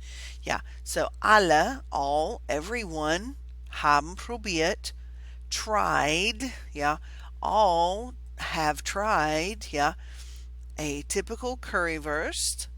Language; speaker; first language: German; non-native, fluent; English